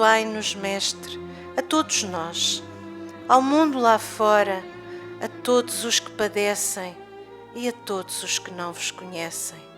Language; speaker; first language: Portuguese; native; Portuguese